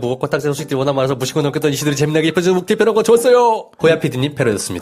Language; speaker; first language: Korean; native; Korean